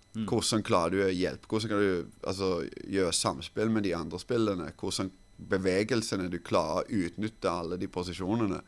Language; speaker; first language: Norwegian; non-native, fluent; Finnish